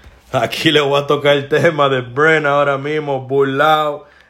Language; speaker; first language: Spanish; early bilingual, heritage; Spanish